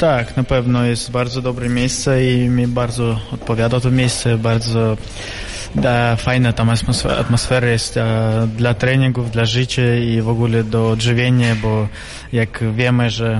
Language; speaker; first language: Polish; non-native, fluent; Russian